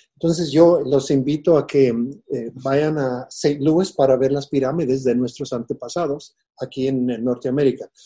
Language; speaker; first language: Spanish; early bilingual, heritage; Spanish